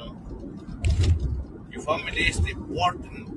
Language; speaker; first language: English; non-native, learner; Spanish